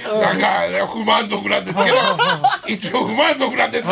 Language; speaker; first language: Japanese; native; Japanese